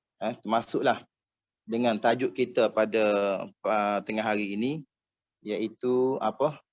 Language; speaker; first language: Malay; native; Malay